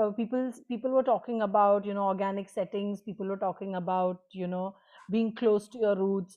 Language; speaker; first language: English; non-native, local second language; Marathi